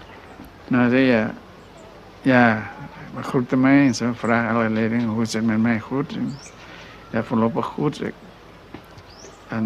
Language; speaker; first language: Dutch; non-native, local second language; Minangkabau